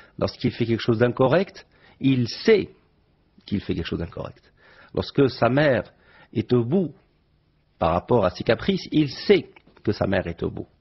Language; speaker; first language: French; non-native, local second language; Arabic